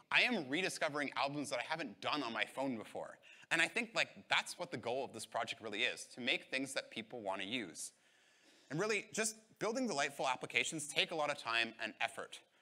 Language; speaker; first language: English; native; English